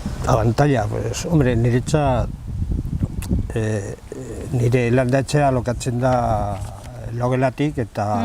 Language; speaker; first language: Basque; non-native, local second language; Spanish